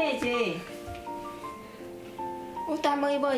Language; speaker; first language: Korean; non-native, learner; Vietnamese